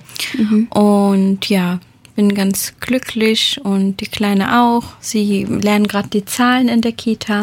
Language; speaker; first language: German; early bilingual, other home language; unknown